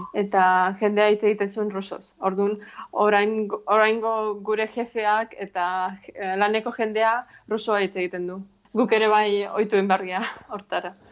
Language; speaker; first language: Basque; non-native, fluent; Ukrainian